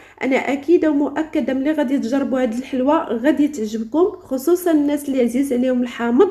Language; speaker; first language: Arabic; native; Arabic